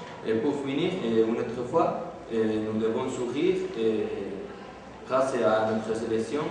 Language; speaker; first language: French; non-native, learner; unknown